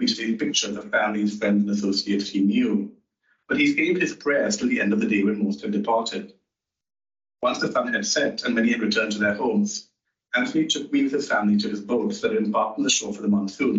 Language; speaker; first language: English; non-native, local second language; Hindi